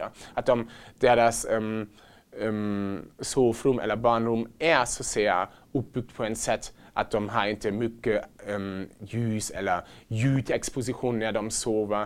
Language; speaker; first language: Swedish; non-native, fluent; German